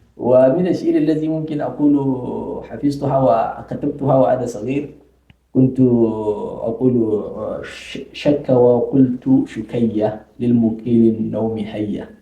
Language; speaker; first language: Arabic; non-native, fluent; Fula